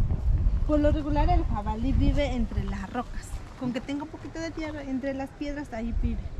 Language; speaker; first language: Spanish; native; Spanish